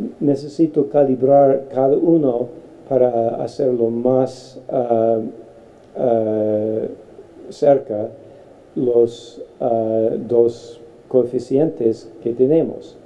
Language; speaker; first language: Spanish; non-native, fluent; English